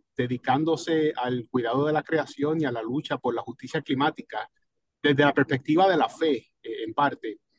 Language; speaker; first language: Spanish; native; Spanish